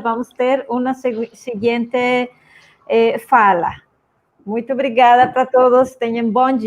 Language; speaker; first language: Portuguese; non-native, fluent; Spanish